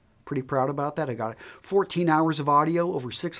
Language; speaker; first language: English; native; English